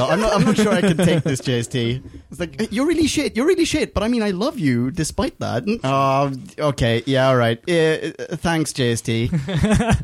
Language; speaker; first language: English; native; English